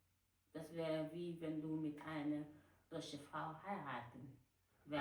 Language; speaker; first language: German; non-native, fluent; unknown